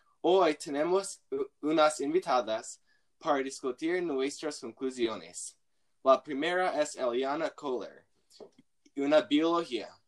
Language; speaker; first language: Spanish; non-native, learner; English